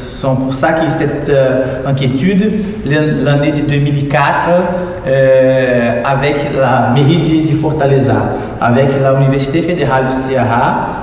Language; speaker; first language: French; non-native, fluent; Portuguese